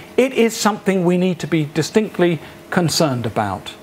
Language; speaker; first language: English; native; English